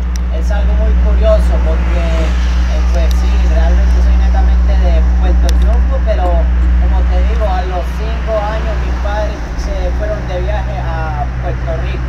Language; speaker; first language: Spanish; native; Spanish